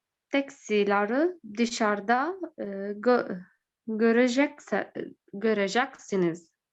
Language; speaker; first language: Turkish; non-native, learner; Arabic